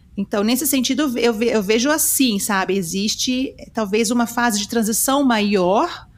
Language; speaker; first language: Portuguese; early bilingual, heritage; Portuguese